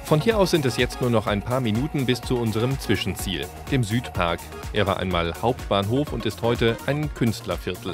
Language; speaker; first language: German; native; German